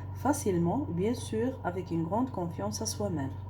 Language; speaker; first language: French; non-native, local second language; Arabic